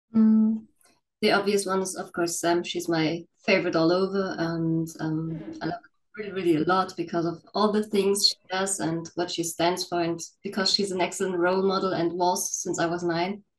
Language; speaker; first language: English; non-native, fluent; German